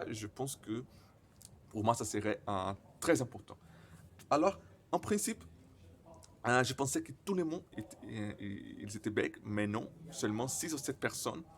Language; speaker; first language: French; non-native, learner; Portuguese